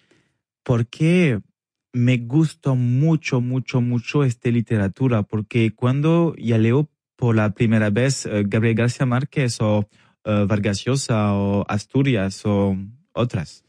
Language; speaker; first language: Spanish; non-native, learner; French